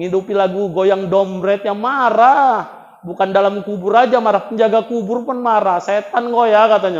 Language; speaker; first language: Indonesian; native; Indonesian